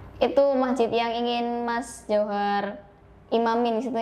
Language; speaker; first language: Indonesian; native; Indonesian